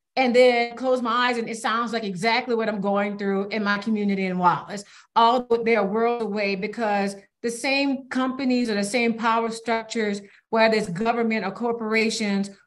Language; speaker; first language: English; native; English